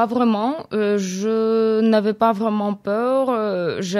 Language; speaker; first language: French; non-native, fluent; Ukrainian